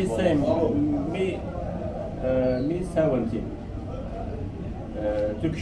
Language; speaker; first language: English; non-native, learner; Turkish